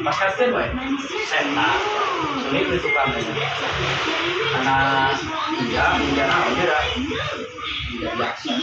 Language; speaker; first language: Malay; non-native, local second language; Sundanese